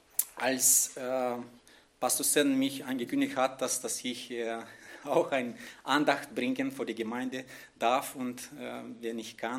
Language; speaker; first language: German; non-native, fluent; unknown